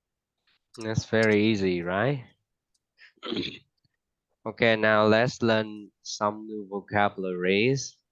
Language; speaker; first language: English; non-native, fluent; Vietnamese